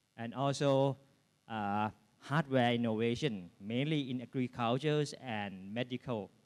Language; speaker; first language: English; non-native, fluent; Thai